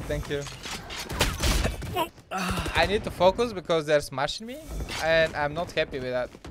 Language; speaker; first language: English; non-native, fluent; Bulgarian